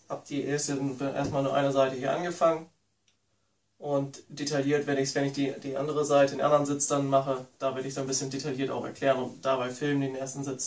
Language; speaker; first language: German; native; German